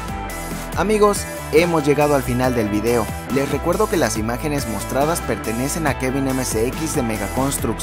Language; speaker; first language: Spanish; native; Spanish